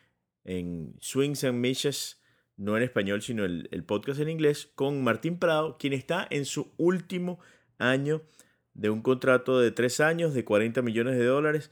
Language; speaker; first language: Spanish; native; Spanish